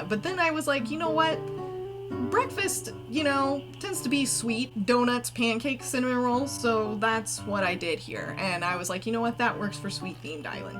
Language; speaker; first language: English; native; English